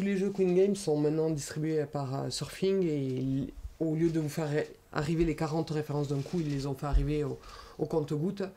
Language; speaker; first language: French; native; French